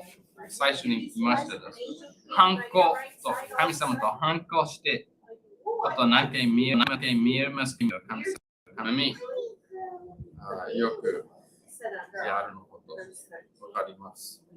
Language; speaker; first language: Japanese; non-native, learner; English